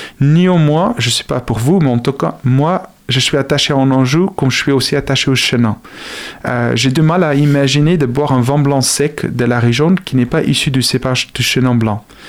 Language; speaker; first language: French; non-native, fluent; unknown